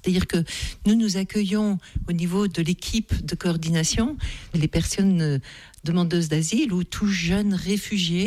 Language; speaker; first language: French; native; French